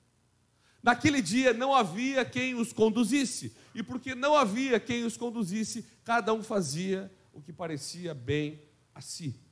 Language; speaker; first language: Portuguese; native; Portuguese